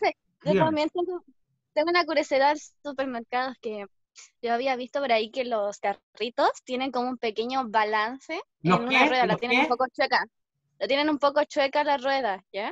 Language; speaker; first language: Spanish; native; Spanish